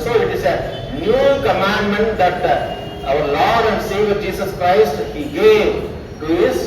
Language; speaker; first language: English; non-native, local second language; Tamil